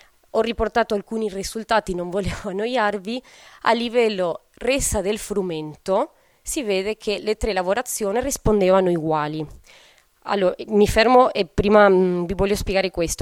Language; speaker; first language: Italian; non-native, fluent; Spanish